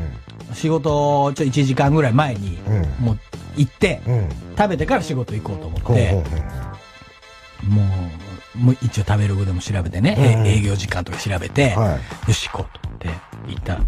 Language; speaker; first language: Japanese; native; Japanese